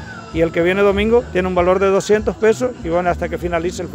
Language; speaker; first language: Spanish; native; Spanish